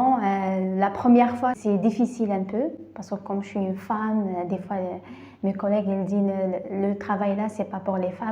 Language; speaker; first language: French; non-native, learner; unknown